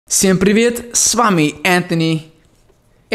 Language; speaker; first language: Russian; non-native, fluent; English